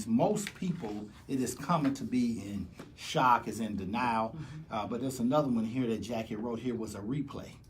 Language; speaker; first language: English; native; English